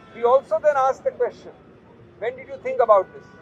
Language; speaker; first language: English; non-native, local second language; Hindi